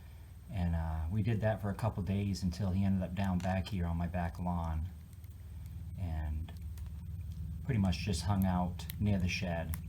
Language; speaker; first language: English; native; English